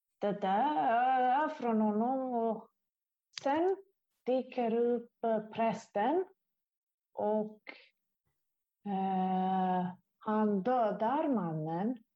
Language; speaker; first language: Swedish; non-native, fluent; Italian